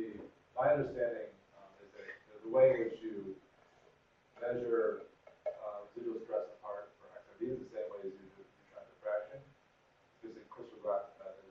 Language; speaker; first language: English; native; English